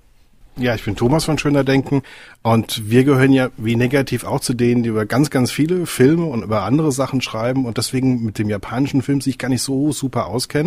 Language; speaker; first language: German; native; German